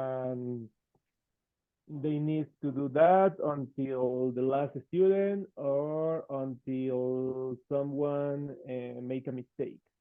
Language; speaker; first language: English; non-native, fluent; Spanish